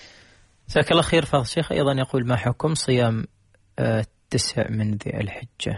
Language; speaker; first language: Arabic; native; Arabic